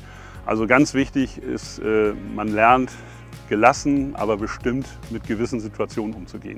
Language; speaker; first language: German; native; German